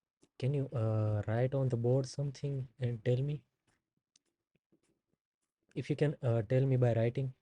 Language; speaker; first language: English; non-native, fluent; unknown